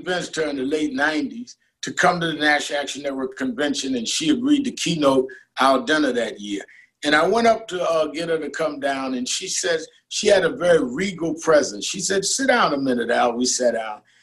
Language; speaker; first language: English; native; English